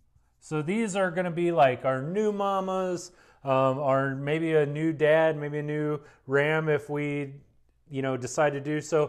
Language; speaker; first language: English; native; English